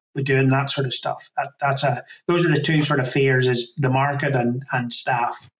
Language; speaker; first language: English; native; English